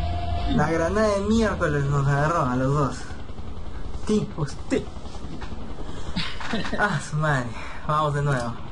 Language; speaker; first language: Spanish; native; Spanish